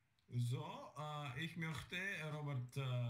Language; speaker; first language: German; non-native, learner; Bulgarian